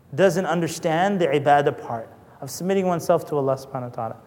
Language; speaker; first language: English; native; English